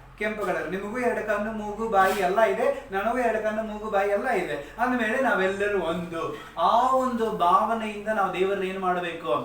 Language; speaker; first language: Kannada; non-native, local second language; Tamil